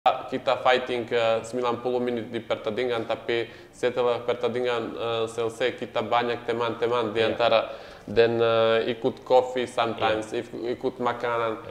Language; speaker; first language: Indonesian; non-native, learner; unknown